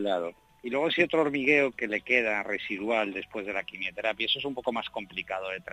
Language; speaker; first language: Spanish; native; Spanish